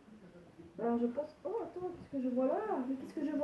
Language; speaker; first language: French; native; French